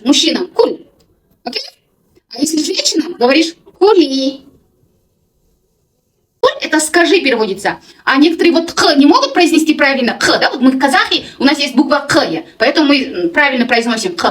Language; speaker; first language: Russian; non-native, local second language; Kazakh